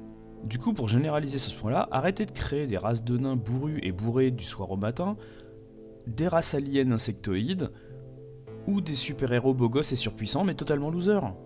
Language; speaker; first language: French; native; French